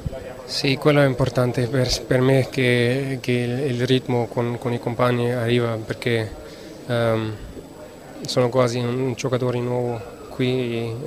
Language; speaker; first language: Italian; non-native, learner; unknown